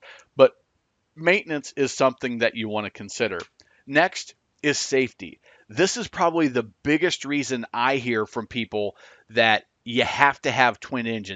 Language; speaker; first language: English; native; English